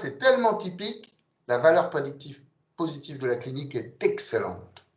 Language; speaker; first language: French; native; French